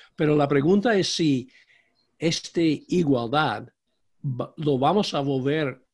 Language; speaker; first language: Spanish; non-native, fluent; English